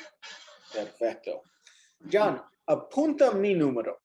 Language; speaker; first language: Spanish; non-native, fluent; English